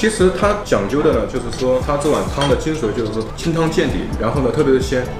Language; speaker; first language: Chinese; native; Chinese